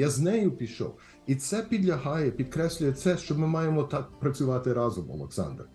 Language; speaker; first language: Ukrainian; early bilingual, heritage; Ukrainian